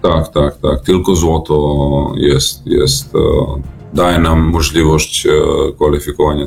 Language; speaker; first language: Polish; non-native, learner; Serbian